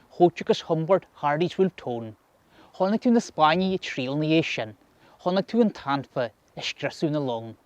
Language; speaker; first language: Irish; native; Irish